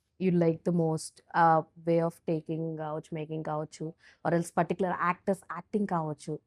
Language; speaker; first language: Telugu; native; Telugu